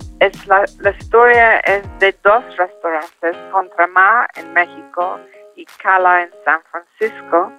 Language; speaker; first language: Spanish; non-native, learner; English